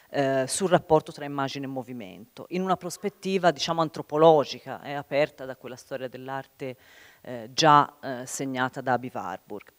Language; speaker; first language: Italian; native; Italian